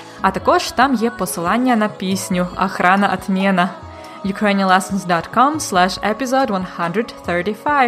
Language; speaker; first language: Ukrainian; native; Ukrainian